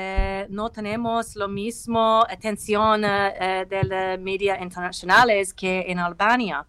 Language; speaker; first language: Spanish; non-native, learner; English